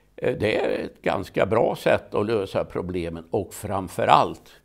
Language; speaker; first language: Swedish; native; Swedish